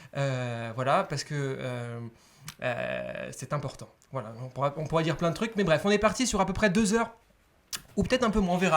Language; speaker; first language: French; native; French